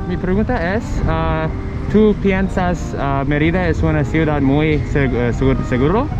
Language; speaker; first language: Spanish; non-native, learner; English